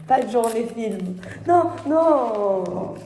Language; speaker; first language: French; native; French